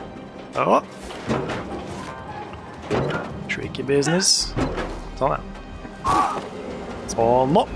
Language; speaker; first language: Norwegian; native; Norwegian